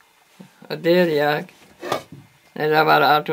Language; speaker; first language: Swedish; early bilingual, heritage; Swedish